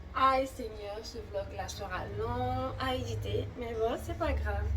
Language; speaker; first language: French; early bilingual, other home language; Portuguese